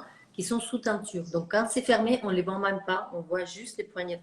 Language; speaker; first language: French; non-native, fluent; Russian